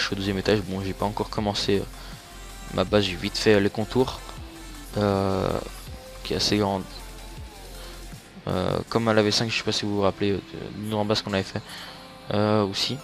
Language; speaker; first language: French; native; French